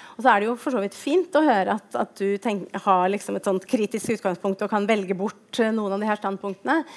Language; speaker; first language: Norwegian; native; Norwegian